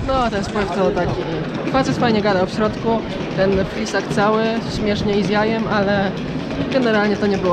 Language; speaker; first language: Polish; native; Polish